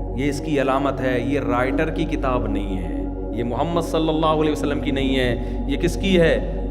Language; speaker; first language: Urdu; native; Urdu